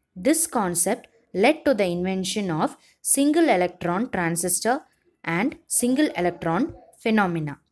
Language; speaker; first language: English; non-native, local second language; Tamil